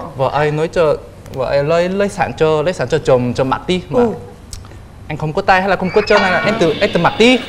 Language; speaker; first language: Vietnamese; non-native, fluent; Korean